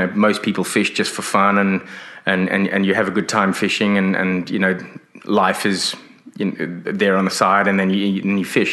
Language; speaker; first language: English; native; English